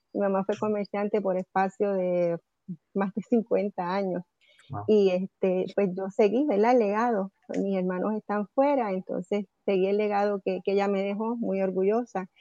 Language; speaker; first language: Spanish; native; Spanish